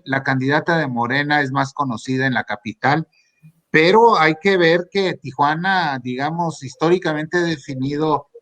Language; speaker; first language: Spanish; native; Spanish